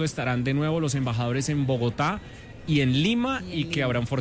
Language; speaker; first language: Spanish; native; Spanish